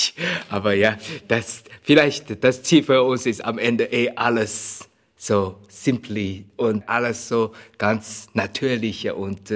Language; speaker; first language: German; non-native, learner; Chinese